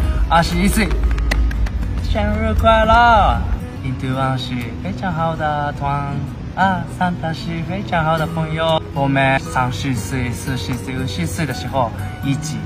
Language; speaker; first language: Chinese; non-native, learner; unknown